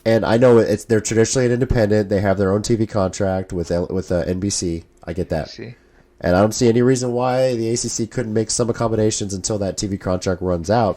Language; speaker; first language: English; native; English